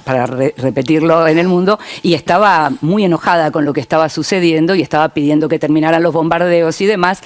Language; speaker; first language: Spanish; native; Spanish